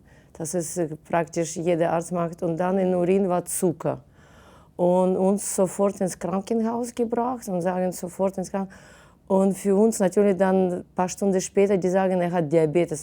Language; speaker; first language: German; non-native, fluent; Russian